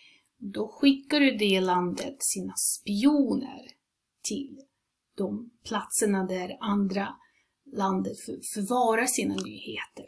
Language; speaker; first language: Swedish; non-native, fluent; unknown